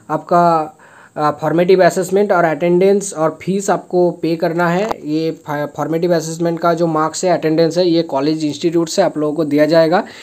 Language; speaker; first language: Hindi; non-native, local second language; Bangla